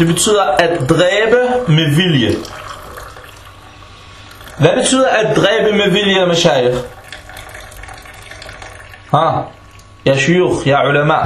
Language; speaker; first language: Danish; non-native, fluent; Arabic